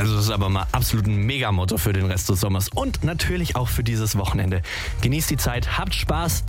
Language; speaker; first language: German; native; German